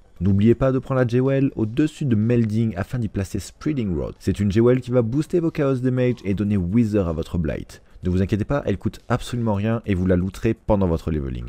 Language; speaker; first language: French; native; French